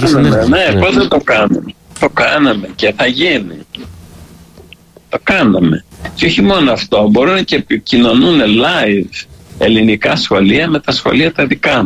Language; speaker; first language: Greek; early bilingual, heritage; Greek